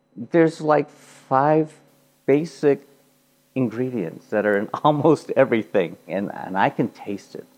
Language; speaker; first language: English; early bilingual, other home language; Japanese